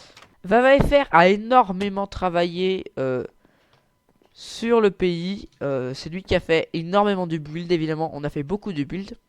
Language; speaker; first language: French; native; French